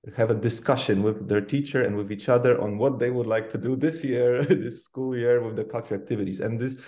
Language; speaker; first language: English; non-native, fluent; Polish